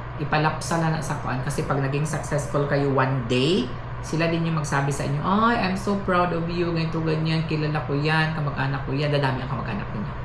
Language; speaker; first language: Filipino; non-native, local second language; Cebuano